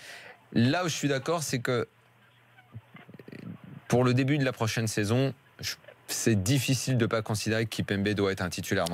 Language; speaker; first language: French; native; French